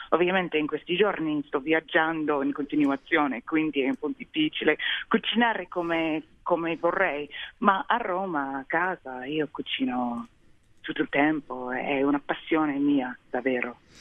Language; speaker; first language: Italian; non-native, fluent; English